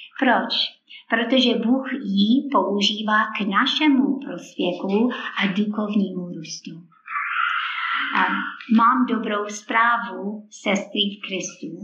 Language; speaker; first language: Czech; non-native, fluent; English